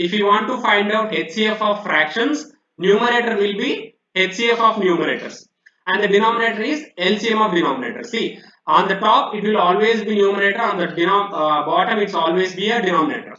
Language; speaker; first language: English; non-native, local second language; Telugu